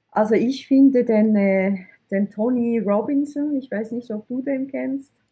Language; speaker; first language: German; early bilingual, other home language; Persian